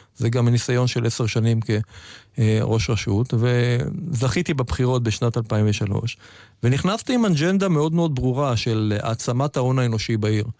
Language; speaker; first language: Hebrew; native; Hebrew